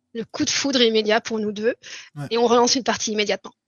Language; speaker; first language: French; early bilingual, heritage; German